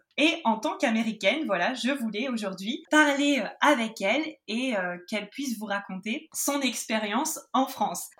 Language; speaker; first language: French; native; French